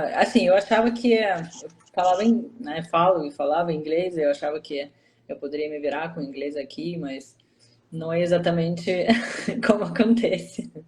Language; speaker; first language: Portuguese; non-native, fluent; Russian